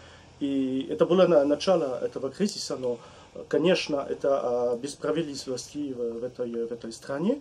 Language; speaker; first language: Russian; non-native, learner; French